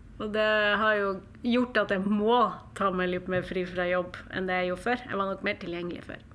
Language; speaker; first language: Norwegian; native; Norwegian